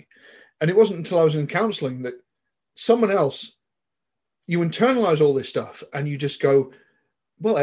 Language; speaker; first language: English; native; English